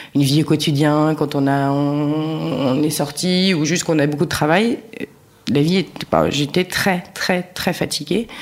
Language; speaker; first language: French; native; French